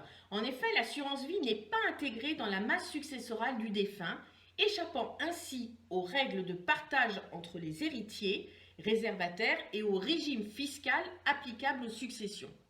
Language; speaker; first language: French; native; French